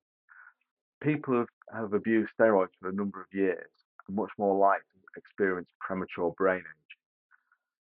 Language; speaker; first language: English; native; English